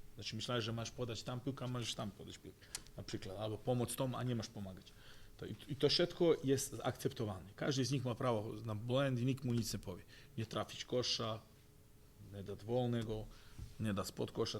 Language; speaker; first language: Polish; non-native, fluent; Croatian